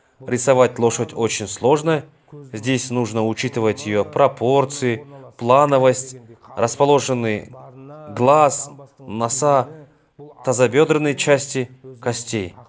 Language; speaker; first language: Russian; non-native, local second language; Kazakh